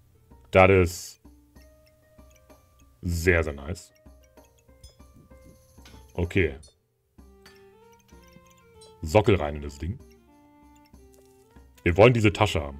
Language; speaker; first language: German; native; German